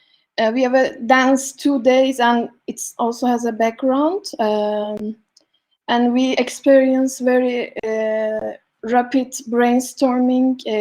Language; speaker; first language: English; non-native, learner; Turkish